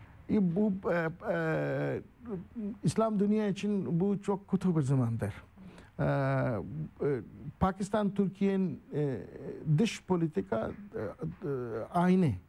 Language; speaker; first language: Turkish; non-native, learner; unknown